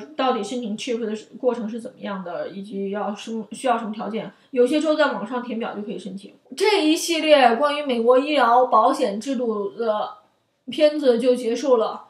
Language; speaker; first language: Chinese; native; Chinese